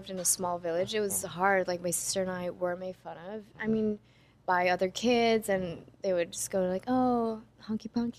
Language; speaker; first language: English; non-native, fluent; Dutch